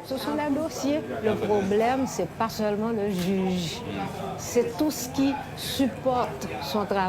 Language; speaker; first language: French; non-native, local second language; Haitian Creole